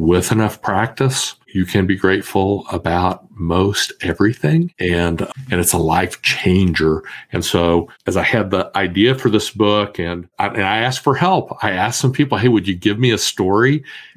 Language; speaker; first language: English; native; English